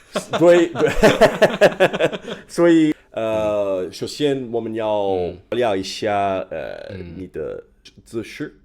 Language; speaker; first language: Chinese; non-native, fluent; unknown